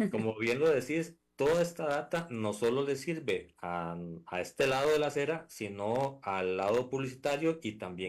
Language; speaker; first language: Spanish; native; Spanish